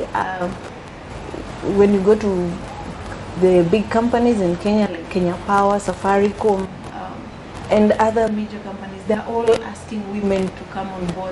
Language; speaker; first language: English; non-native, local second language; Luyia